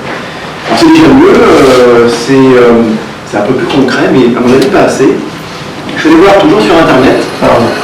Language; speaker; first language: French; native; French